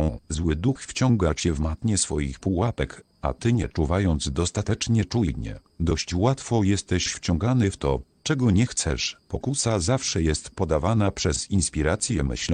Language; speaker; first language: Polish; native; Polish